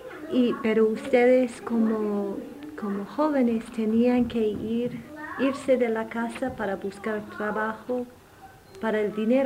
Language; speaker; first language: Spanish; non-native, fluent; English